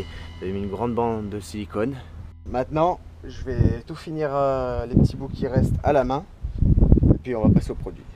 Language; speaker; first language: French; native; French